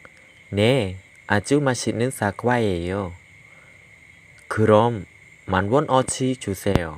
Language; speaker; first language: Korean; non-native, fluent; Khmer